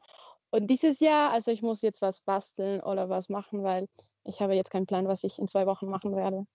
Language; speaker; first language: German; non-native, learner; Spanish